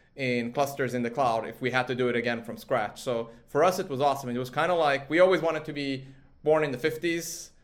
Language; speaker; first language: English; early bilingual, other home language; Swedish